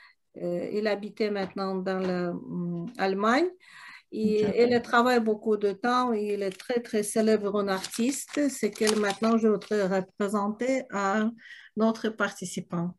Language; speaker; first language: French; non-native, learner; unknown